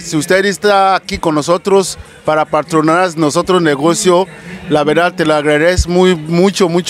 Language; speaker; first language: Spanish; non-native, local second language; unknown